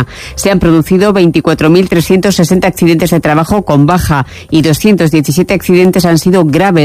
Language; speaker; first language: Spanish; native; Spanish